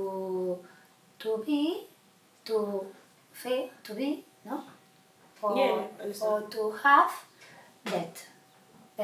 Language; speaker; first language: English; non-native, learner; Catalan